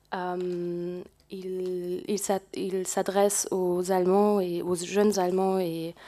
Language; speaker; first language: French; non-native, fluent; German